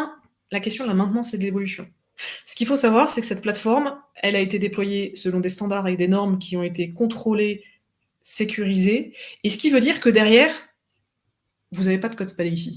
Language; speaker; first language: French; native; French